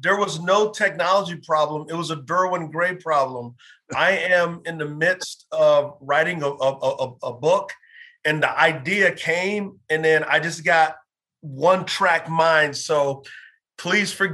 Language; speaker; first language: English; native; English